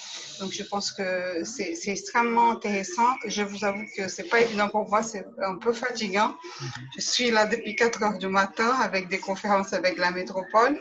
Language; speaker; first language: French; native; French